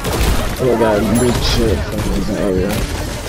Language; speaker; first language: English; native; English